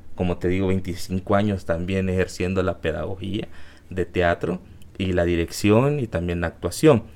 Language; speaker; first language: Spanish; native; Spanish